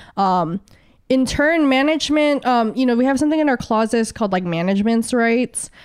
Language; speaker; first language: English; early bilingual, other home language; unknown